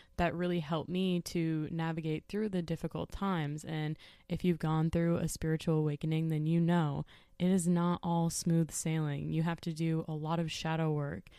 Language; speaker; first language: English; native; English